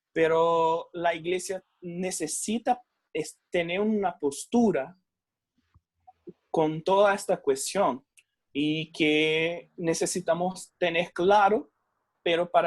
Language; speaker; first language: Spanish; non-native, fluent; Portuguese